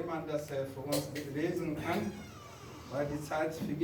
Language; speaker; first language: German; non-native, fluent; Rundi